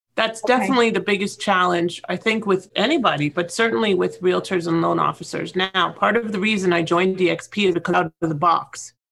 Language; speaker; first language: English; native; English